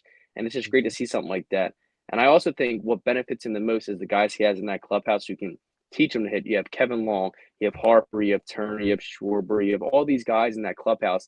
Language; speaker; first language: English; native; English